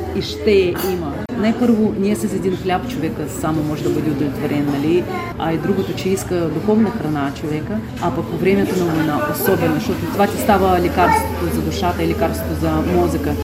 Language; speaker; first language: Bulgarian; native; Bulgarian